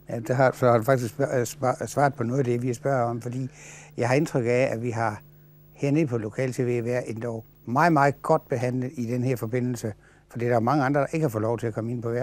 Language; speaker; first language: Danish; native; Danish